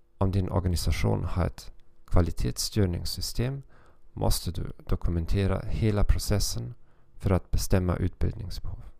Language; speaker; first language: Swedish; non-native, fluent; German